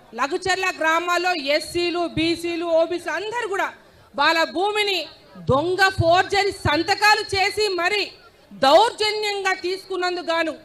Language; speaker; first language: Telugu; native; Telugu